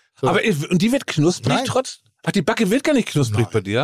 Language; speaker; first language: German; native; German